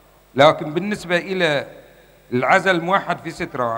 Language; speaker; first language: Arabic; native; Arabic